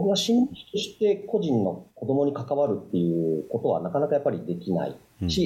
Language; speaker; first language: Japanese; native; Japanese